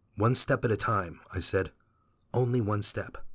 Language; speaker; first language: English; early bilingual, other home language; Vietnamese